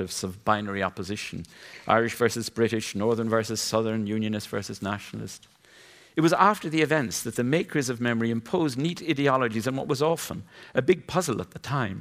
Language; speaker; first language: English; native; English